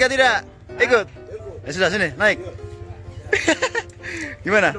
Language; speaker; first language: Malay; non-native, local second language; Javanese